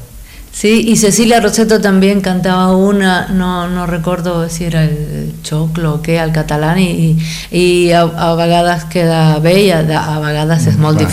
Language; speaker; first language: Catalan; non-native, fluent; Spanish